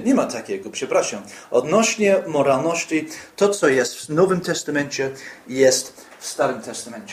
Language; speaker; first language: Polish; non-native, fluent; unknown